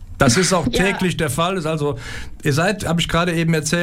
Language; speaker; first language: German; native; German